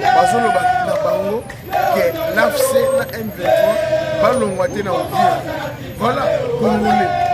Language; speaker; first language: Lingala; non-native, local second language; Kongo